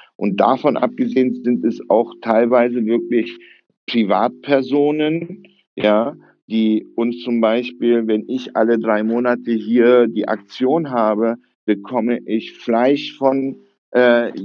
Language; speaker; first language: German; early bilingual, other home language; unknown